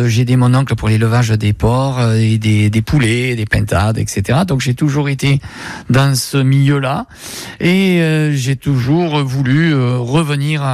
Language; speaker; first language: French; native; French